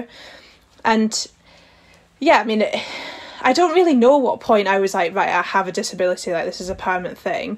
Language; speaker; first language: English; native; English